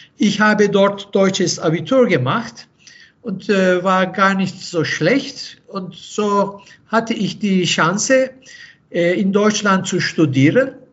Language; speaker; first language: German; non-native, fluent; Turkish